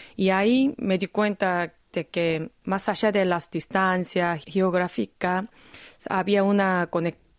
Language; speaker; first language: Spanish; non-native, fluent; Korean